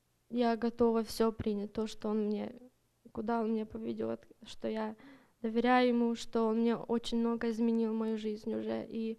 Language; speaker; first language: Russian; early bilingual, heritage; Russian